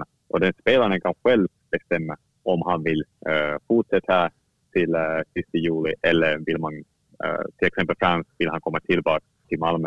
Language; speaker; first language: Swedish; non-native, fluent; Finnish